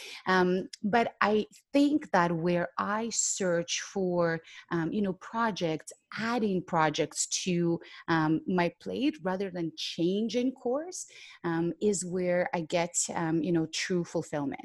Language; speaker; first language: English; non-native, fluent; Ukrainian